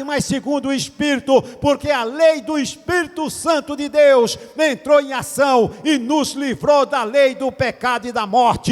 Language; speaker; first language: Portuguese; native; Portuguese